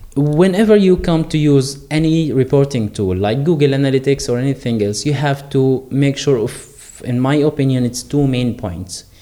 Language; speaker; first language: English; non-native, fluent; Arabic